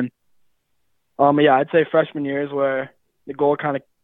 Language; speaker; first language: English; native; English